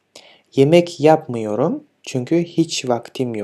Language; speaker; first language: Turkish; non-native, fluent; Kyrgyz